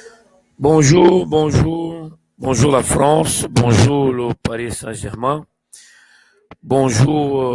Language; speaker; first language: French; non-native, fluent; Portuguese